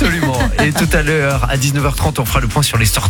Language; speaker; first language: French; native; French